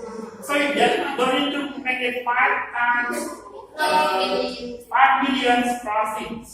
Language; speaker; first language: English; non-native, learner; Indonesian